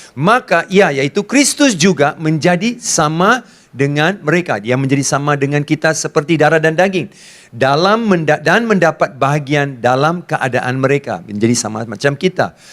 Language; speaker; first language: Malay; non-native, local second language; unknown